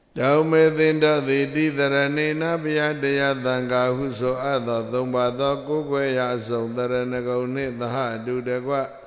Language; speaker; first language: Burmese; native; Burmese